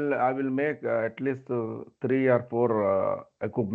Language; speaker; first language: English; non-native, learner; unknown